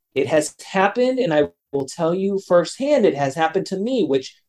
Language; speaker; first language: English; native; English